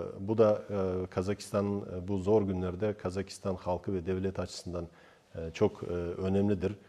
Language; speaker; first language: Turkish; non-native, fluent; Kazakh